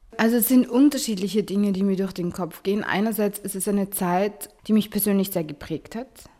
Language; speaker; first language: German; early bilingual, other home language; Arabic